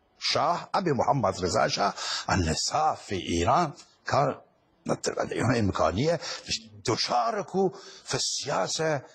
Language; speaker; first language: Arabic; non-native, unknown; Persian